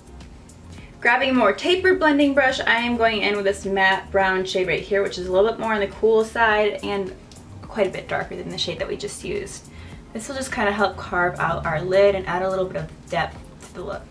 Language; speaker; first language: English; native; English